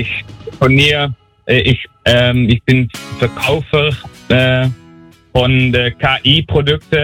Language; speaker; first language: German; non-native, learner; Dutch